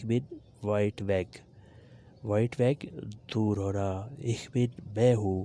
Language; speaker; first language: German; non-native, learner; Urdu